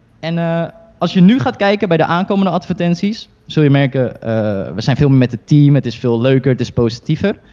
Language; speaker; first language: Dutch; early bilingual, other home language; Chinese